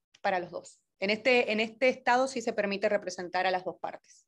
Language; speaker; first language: Spanish; native; Spanish